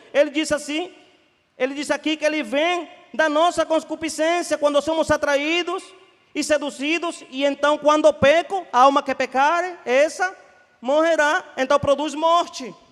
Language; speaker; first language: Portuguese; non-native, fluent; Spanish